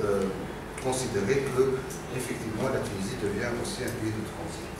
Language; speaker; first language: French; non-native, local second language; Arabic